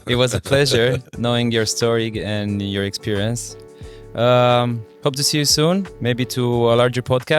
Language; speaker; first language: English; non-native, fluent; Romanian